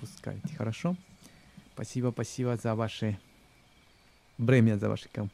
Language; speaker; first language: Russian; non-native, learner; Spanish